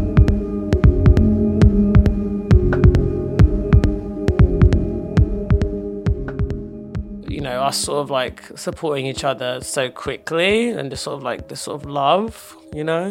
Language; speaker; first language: English; native; English